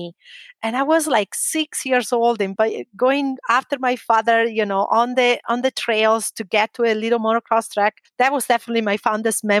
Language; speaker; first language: English; non-native, fluent; Italian